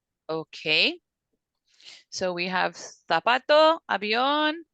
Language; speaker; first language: Spanish; non-native, fluent; English